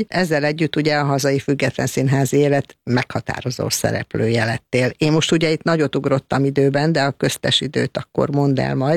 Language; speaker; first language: Hungarian; native; Hungarian